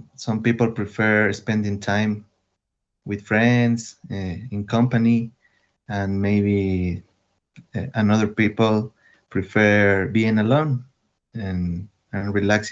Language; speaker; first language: English; non-native, learner; Spanish